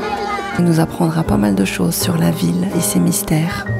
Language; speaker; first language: French; native; French